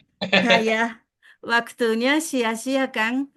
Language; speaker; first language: Indonesian; non-native, learner; Japanese